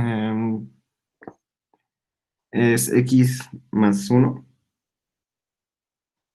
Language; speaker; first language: Spanish; native; Spanish